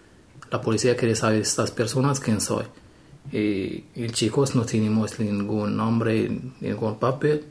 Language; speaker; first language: Spanish; non-native, learner; Arabic